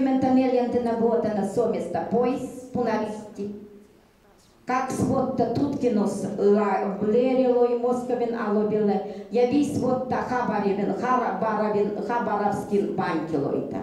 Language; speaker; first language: Finnish; early bilingual, heritage; Finnish